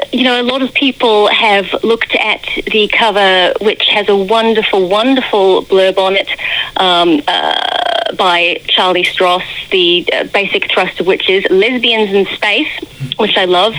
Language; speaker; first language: English; native; English